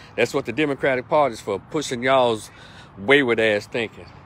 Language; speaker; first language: English; native; English